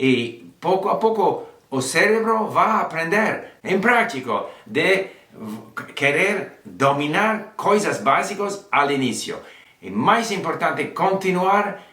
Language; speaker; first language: Portuguese; non-native, learner; English